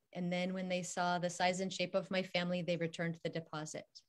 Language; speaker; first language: English; native; English